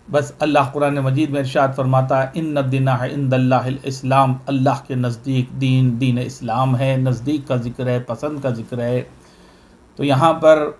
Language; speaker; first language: Urdu; native; Urdu